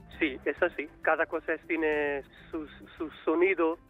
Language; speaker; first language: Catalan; non-native, learner; Urdu